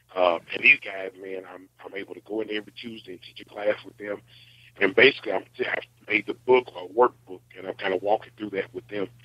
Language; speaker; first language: English; native; English